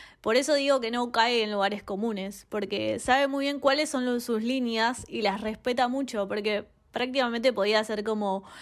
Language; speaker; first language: Spanish; native; Spanish